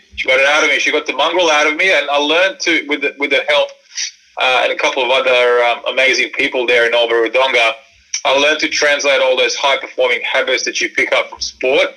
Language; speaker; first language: English; early bilingual, other home language; Croatian